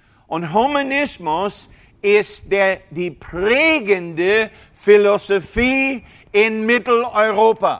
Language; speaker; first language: German; non-native, fluent; English